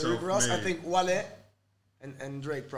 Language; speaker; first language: English; non-native, fluent; Italian